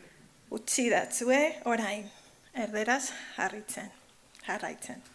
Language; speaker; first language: Basque; non-native, learner; Spanish